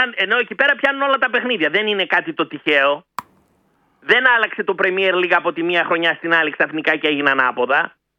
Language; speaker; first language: Greek; early bilingual, heritage; Greek